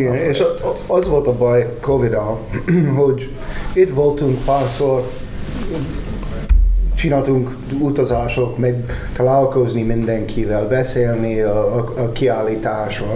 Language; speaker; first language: Hungarian; non-native, learner; English